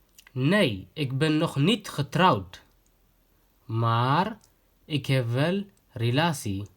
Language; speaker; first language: Dutch; non-native, learner; Tigrinya